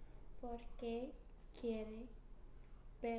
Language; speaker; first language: Spanish; non-native, learner; English